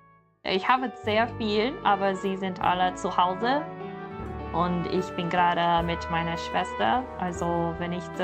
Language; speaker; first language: German; non-native, learner; English